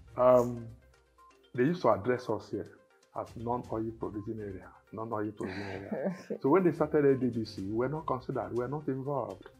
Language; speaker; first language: English; non-native, local second language; Igbo